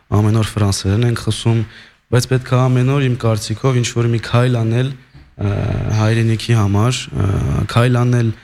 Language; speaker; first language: Armenian; early bilingual, heritage; Armenian